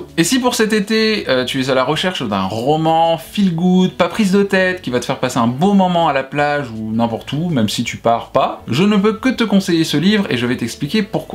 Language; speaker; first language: French; native; French